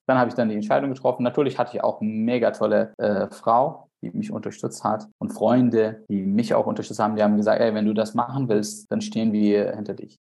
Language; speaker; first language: German; non-native, fluent; Arabic